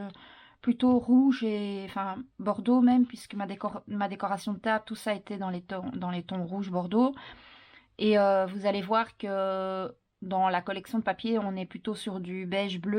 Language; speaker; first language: French; native; French